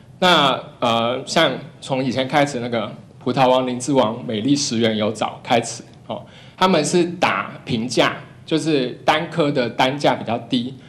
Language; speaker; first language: Chinese; non-native, local second language; Cantonese